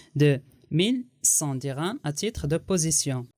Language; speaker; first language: French; non-native, local second language; Arabic